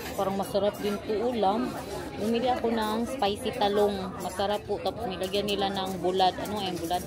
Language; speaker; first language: Filipino; non-native, local second language; Cebuano